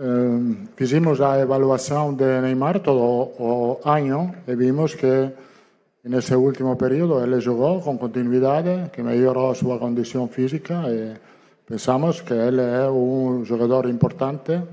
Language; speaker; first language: Portuguese; non-native, fluent; Italian